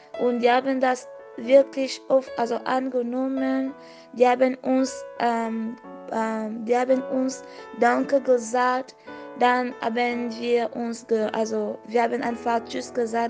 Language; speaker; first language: German; non-native, fluent; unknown